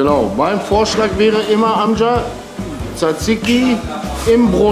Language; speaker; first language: German; native; German